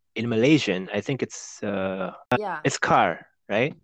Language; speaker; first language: English; non-native, fluent; Indonesian